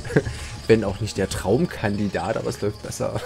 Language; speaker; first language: German; native; German